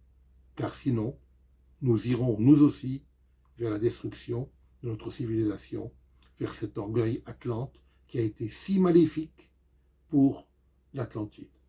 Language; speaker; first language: French; native; French